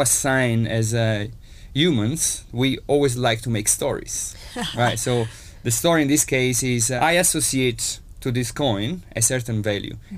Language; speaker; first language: English; non-native, fluent; Italian